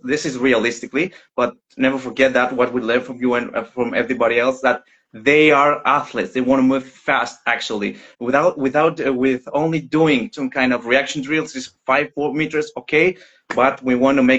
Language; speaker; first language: English; non-native, learner; Greek